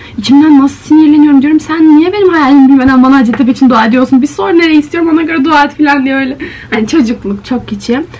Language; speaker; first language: Turkish; native; Turkish